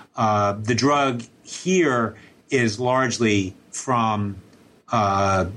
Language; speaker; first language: English; native; English